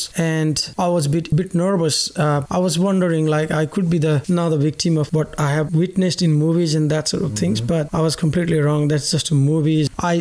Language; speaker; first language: English; non-native, local second language; Nepali